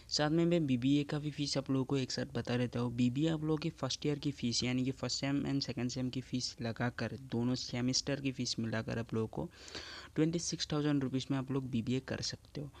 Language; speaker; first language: Hindi; non-native, local second language; Assamese